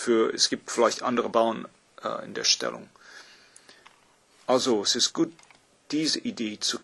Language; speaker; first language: German; non-native, fluent; English